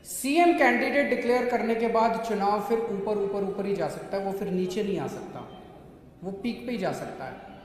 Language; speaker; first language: Hindi; native; Hindi